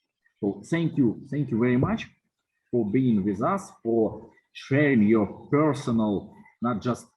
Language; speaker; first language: English; non-native, fluent; Russian